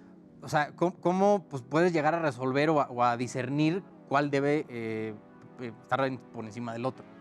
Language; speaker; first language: Spanish; native; Spanish